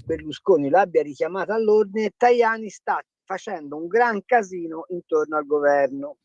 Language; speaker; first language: Italian; native; Italian